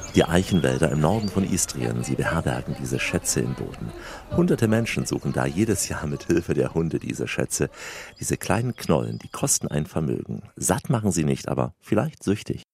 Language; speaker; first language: German; native; German